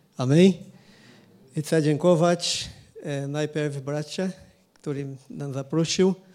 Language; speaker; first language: Polish; non-native, learner; Portuguese